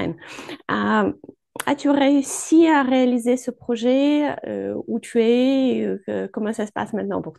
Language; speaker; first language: French; non-native, fluent; Ukrainian